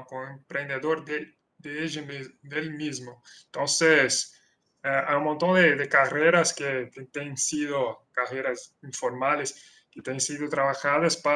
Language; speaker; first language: Spanish; non-native, fluent; Portuguese